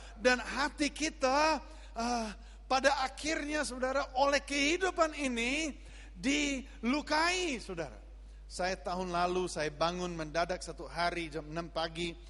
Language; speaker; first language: Indonesian; non-native, fluent; English